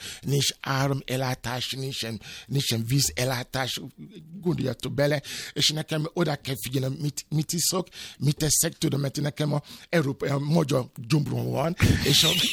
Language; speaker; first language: Hungarian; non-native, fluent; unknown